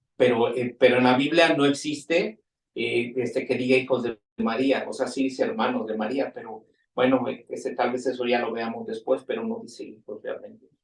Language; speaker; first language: Spanish; native; Spanish